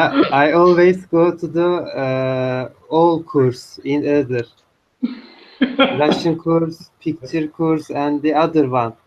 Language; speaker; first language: English; non-native, learner; Turkish